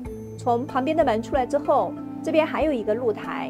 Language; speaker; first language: Chinese; native; Chinese